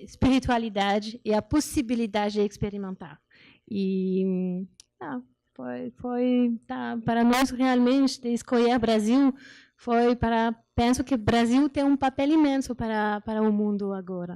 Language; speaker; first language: Portuguese; non-native, learner; French